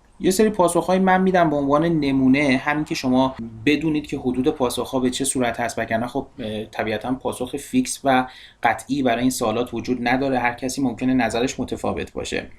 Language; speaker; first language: Persian; native; Persian